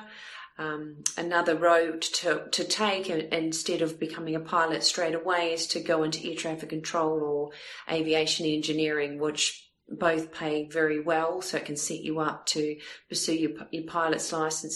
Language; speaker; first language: English; native; English